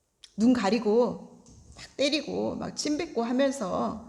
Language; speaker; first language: Korean; native; Korean